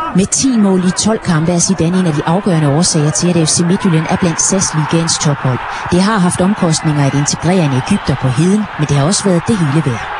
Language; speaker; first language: Danish; native; Danish